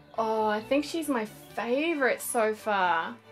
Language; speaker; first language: English; native; English